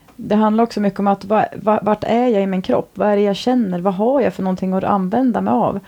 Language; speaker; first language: Swedish; native; Swedish